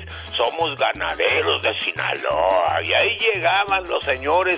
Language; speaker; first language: Spanish; native; Spanish